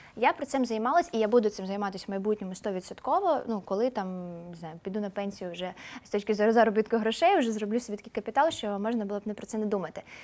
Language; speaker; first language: Ukrainian; non-native, local second language; Russian